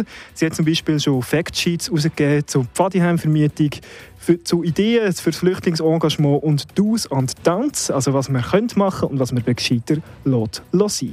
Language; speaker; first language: German; native; German